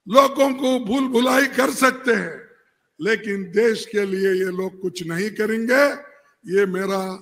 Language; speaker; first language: Hindi; non-native, local second language; Kannada